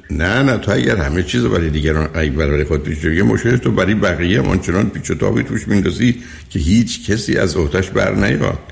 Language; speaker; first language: Persian; native; Persian